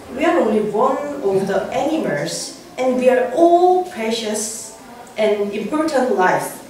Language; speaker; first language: English; non-native, learner; Korean